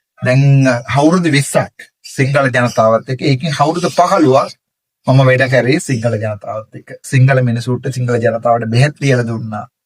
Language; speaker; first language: Sinhala; non-native, local second language; Tamil